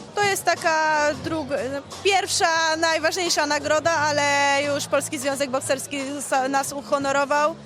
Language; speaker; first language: Polish; native; Polish